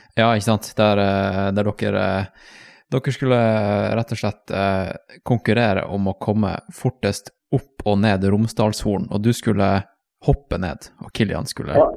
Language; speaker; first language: Norwegian; native; Norwegian